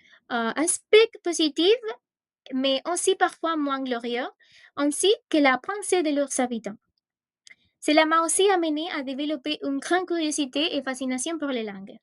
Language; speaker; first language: French; non-native, fluent; Spanish